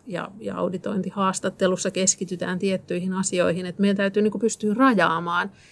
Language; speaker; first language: Finnish; native; Finnish